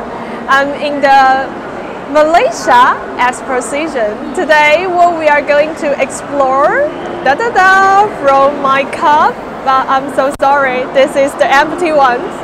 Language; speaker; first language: English; non-native, fluent; Chinese